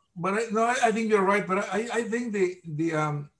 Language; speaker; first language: English; non-native, fluent; Spanish